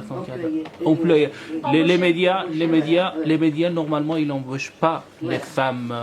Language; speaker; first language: French; non-native, learner; Persian